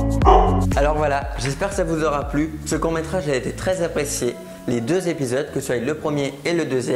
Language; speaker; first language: French; native; French